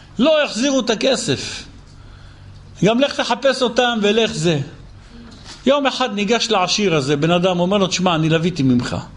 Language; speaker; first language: Hebrew; native; Hebrew